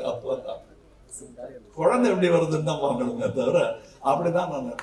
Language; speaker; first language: Tamil; native; Tamil